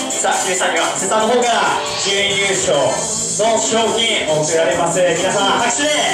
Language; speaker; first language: Japanese; native; Japanese